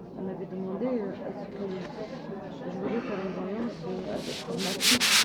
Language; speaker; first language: French; non-native, local second language; Arabic